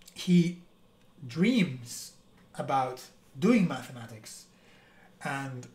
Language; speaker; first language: English; non-native, fluent; Spanish